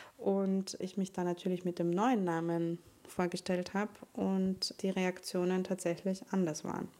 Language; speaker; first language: German; native; German